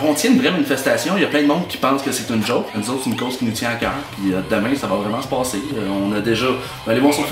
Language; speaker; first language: French; native; French